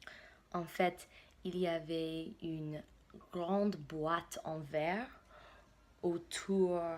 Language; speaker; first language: French; non-native, fluent; English